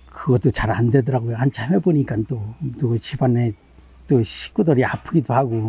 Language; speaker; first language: Korean; native; Korean